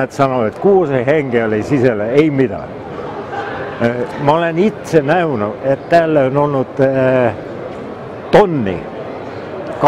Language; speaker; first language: Finnish; non-native, learner; Estonian